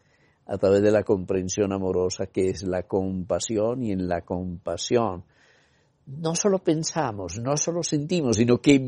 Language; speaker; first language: Spanish; native; Spanish